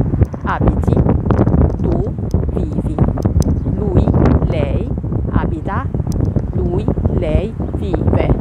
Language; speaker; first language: Italian; non-native, learner; Arabic